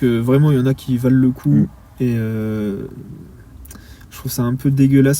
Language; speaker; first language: French; native; French